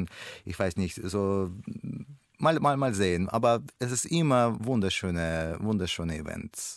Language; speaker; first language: German; non-native, learner; Russian